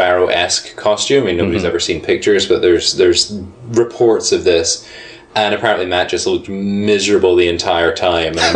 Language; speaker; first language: English; native; English